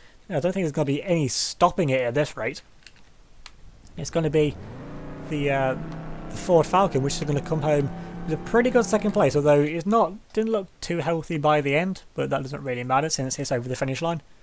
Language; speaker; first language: English; native; English